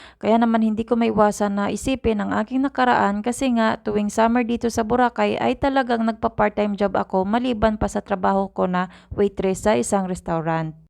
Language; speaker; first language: Filipino; native; Filipino